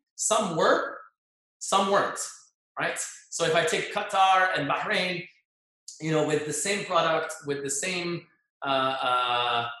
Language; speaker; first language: English; non-native, fluent; French